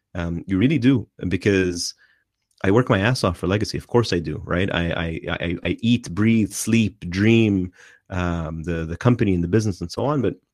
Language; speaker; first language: English; non-native, fluent; Arabic